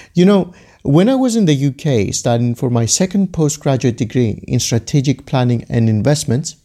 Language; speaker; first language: English; non-native, fluent; Greek